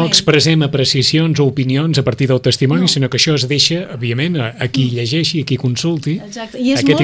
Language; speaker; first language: Catalan; native; Catalan